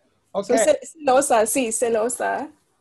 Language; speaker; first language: Spanish; non-native, learner; English